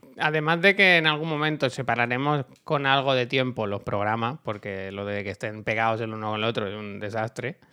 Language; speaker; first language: Spanish; native; Spanish